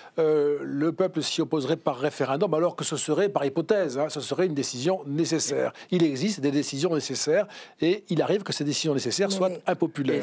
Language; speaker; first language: French; native; French